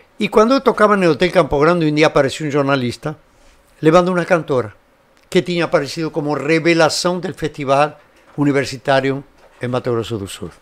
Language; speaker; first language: Portuguese; non-native, fluent; Spanish